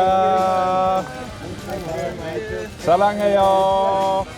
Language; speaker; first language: Korean; non-native, learner; English